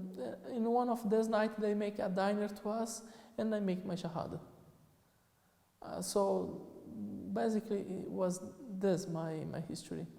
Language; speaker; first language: English; non-native, fluent; Portuguese